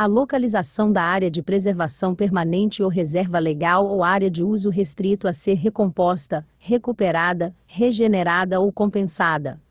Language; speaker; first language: Portuguese; native; Portuguese